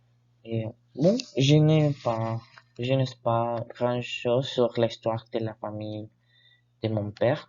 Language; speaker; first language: French; non-native, learner; Spanish